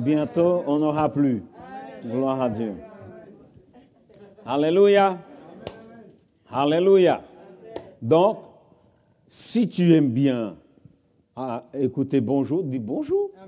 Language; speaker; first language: French; non-native, fluent; Portuguese